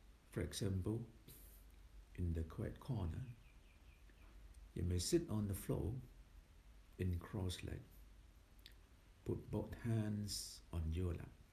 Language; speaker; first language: English; non-native, fluent; Thai